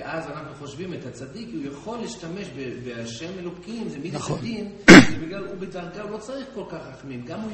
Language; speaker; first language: Hebrew; non-native, fluent; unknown